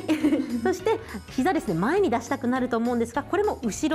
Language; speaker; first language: Japanese; native; Japanese